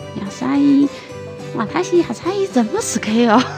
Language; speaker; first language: Japanese; non-native, fluent; Chinese